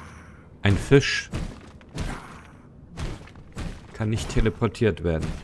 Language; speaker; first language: German; native; German